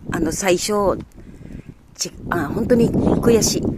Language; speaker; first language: Japanese; non-native, learner; Filipino